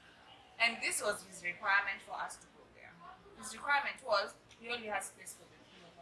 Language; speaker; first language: English; non-native, local second language; Swahili